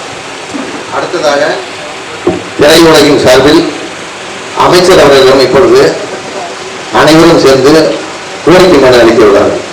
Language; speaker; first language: Tamil; native; Tamil